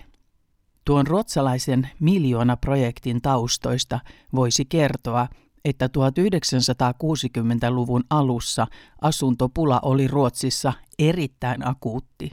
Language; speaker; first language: Finnish; early bilingual, heritage; Finnish